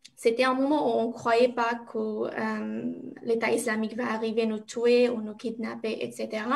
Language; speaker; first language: French; non-native, learner; Arabic